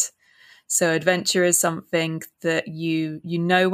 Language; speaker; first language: English; native; English